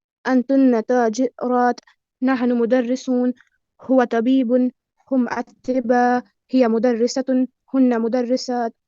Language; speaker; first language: Arabic; non-native, learner; Urdu